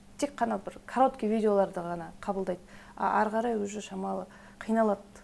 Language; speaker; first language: Kazakh; non-native, local second language; Russian